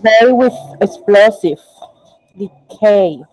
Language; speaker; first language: English; non-native, learner; Spanish